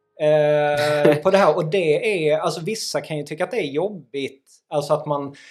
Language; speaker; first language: Swedish; native; Swedish